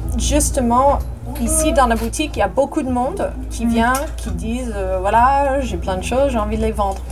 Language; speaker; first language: French; non-native, fluent; English